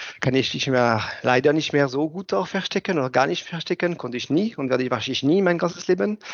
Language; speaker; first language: German; non-native, fluent; French